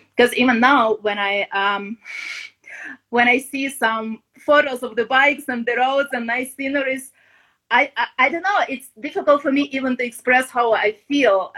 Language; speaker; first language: English; non-native, fluent; Ukrainian